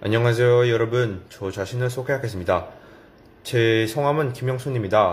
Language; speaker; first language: Korean; non-native, learner; Indonesian